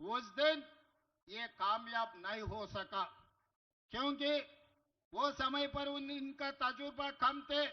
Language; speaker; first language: Hindi; non-native, local second language; Telugu